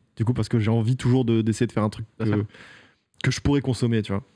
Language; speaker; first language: French; native; French